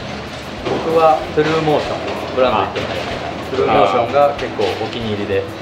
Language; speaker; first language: Japanese; native; Japanese